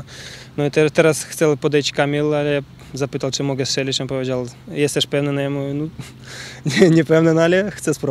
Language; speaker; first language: Polish; non-native, learner; Ukrainian